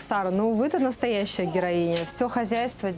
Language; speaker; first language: Russian; native; Russian